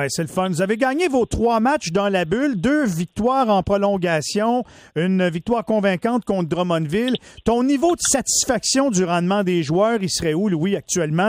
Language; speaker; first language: French; native; French